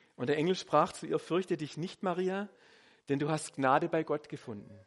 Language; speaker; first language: German; native; German